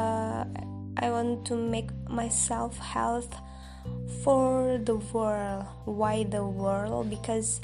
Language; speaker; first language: English; non-native, local second language; Indonesian